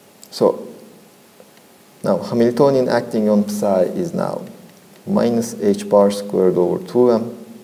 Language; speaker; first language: English; non-native, fluent; Turkish